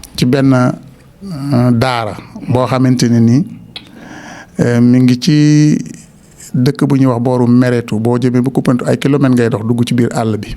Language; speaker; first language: Wolof; native; Wolof